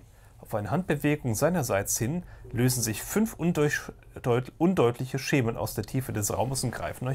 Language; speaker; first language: German; native; German